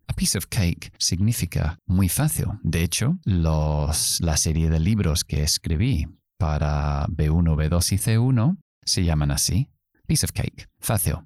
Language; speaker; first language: Spanish; non-native, fluent; English